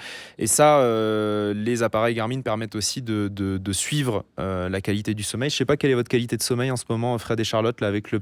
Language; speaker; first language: French; native; French